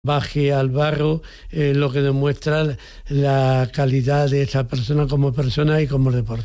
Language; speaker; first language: Spanish; native; Spanish